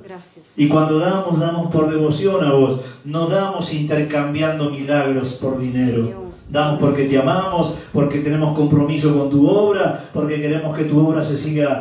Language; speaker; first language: Spanish; native; Spanish